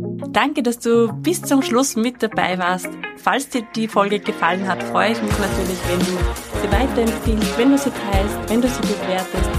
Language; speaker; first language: German; native; German